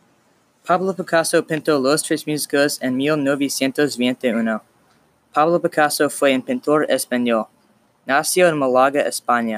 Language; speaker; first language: Spanish; non-native, learner; English